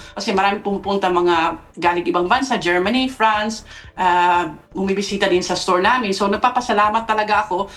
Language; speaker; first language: Filipino; non-native, fluent; Dutch